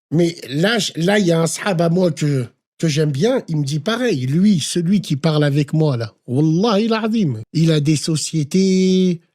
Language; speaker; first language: French; native; French